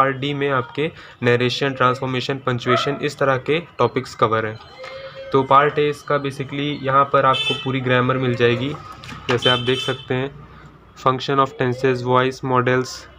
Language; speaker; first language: Hindi; native; Hindi